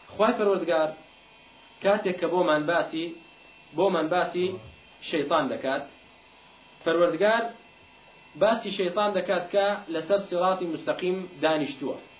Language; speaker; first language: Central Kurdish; native; Central Kurdish